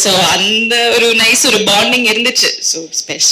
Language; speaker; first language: Tamil; non-native, learner; Malayalam